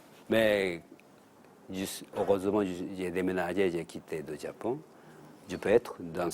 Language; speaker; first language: French; non-native, learner; Japanese